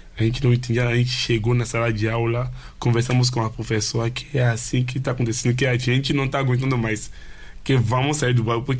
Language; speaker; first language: Portuguese; non-native, fluent; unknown